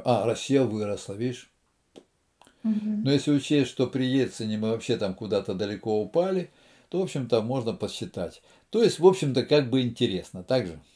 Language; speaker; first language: Russian; native; Russian